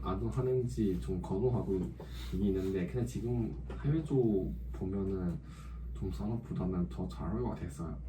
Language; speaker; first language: Korean; non-native, learner; Chinese